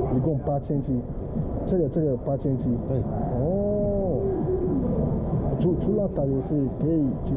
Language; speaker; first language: Chinese; non-native, learner; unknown